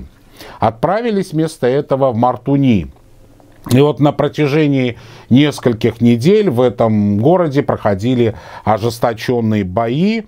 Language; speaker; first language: Russian; native; Russian